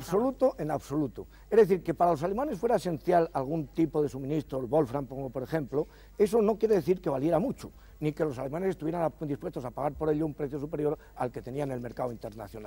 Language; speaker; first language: Spanish; native; Spanish